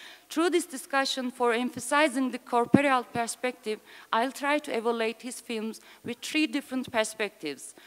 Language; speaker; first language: English; non-native, fluent; Turkish